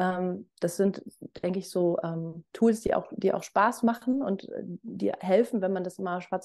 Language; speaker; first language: German; native; German